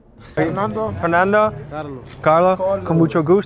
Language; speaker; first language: Spanish; non-native, learner; English